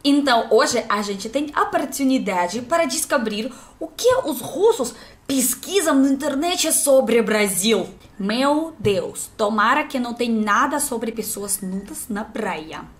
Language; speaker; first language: Portuguese; non-native, learner; Russian